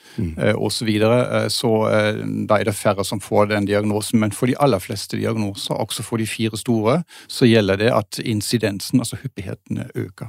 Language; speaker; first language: Norwegian; non-native, fluent; German